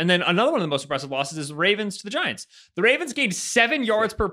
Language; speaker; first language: English; native; English